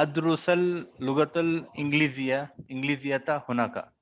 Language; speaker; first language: Arabic; non-native, learner; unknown